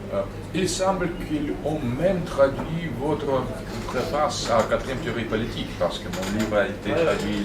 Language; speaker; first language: French; non-native, fluent; Russian